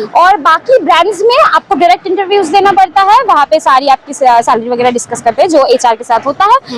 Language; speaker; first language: Hindi; non-native, local second language; Bangla